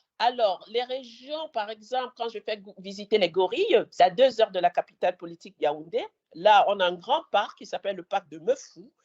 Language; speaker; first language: French; native; French